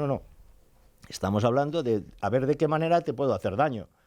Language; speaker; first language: Spanish; native; Spanish